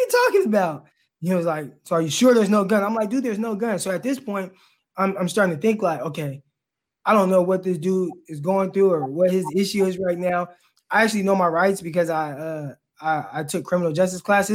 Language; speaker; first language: English; native; English